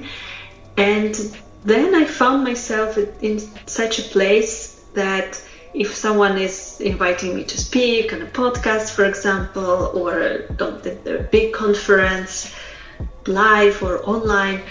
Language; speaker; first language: English; non-native, fluent; Russian